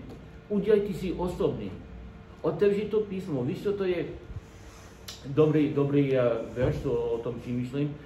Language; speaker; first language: Czech; non-native, learner; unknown